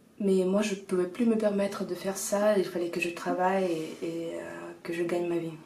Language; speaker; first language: French; non-native, fluent; Russian